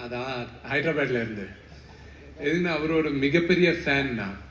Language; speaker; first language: Tamil; non-native, local second language; Telugu